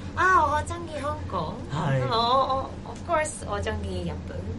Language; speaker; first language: Chinese; non-native, learner; Japanese